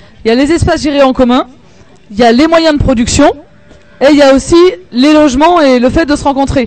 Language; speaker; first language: French; native; French